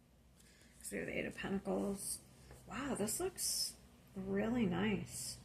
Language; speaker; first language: English; native; English